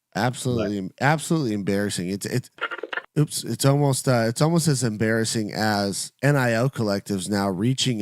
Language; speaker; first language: English; native; English